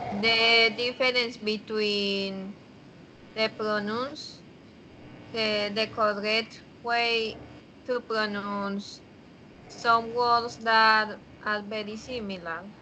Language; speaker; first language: English; non-native, learner; Spanish